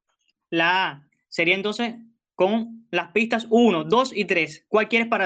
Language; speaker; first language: Spanish; native; Spanish